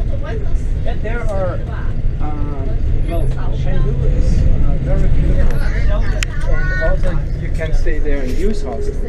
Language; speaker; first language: English; non-native, fluent; German